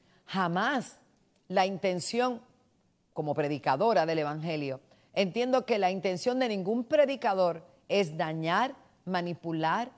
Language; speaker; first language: Spanish; native; Spanish